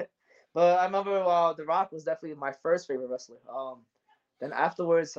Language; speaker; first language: English; native; English